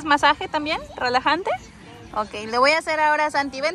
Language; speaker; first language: Spanish; native; Spanish